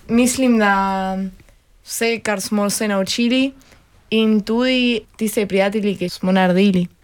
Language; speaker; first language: Slovenian; early bilingual, heritage; Spanish